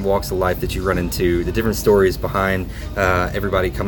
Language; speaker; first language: English; native; English